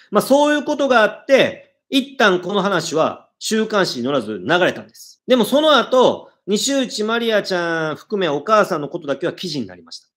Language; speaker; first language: Japanese; native; Japanese